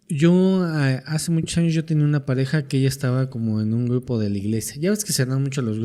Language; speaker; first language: Spanish; native; Spanish